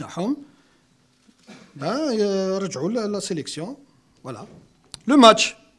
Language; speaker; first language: French; non-native, local second language; Arabic